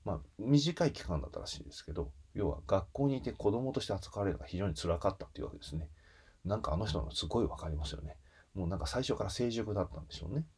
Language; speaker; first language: Japanese; native; Japanese